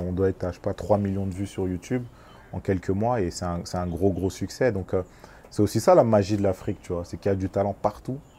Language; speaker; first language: French; early bilingual, other home language; Lingala